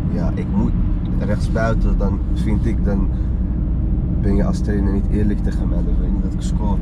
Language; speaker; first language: Dutch; early bilingual, other home language; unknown